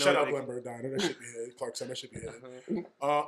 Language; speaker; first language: English; native; English